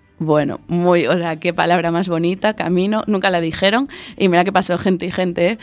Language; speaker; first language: Spanish; native; Spanish